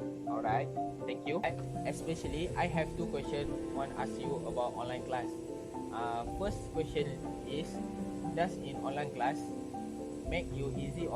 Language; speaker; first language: English; non-native, local second language; Malay